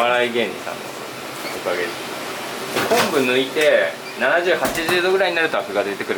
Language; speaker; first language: Japanese; native; Japanese